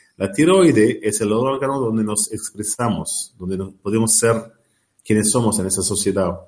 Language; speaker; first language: Spanish; non-native, learner; Arabic